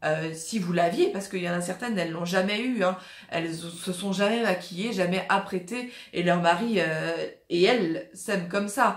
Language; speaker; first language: French; native; French